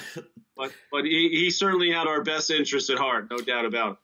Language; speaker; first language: English; native; English